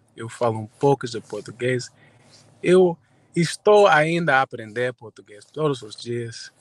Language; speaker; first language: Portuguese; non-native, learner; English